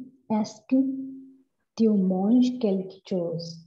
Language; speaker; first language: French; non-native, learner; Hindi